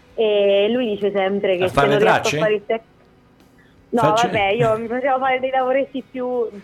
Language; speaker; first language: Italian; native; Italian